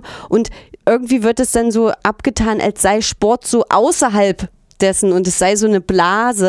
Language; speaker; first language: German; native; German